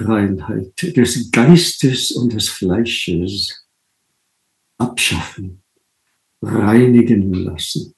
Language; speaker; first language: German; non-native, fluent; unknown